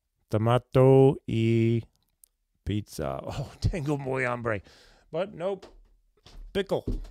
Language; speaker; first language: Spanish; non-native, learner; English